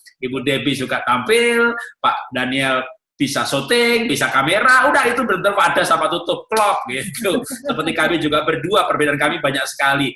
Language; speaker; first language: Indonesian; native; Indonesian